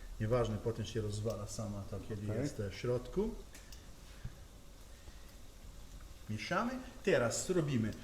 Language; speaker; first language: Polish; non-native, learner; Italian